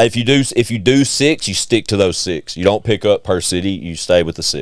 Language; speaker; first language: English; native; English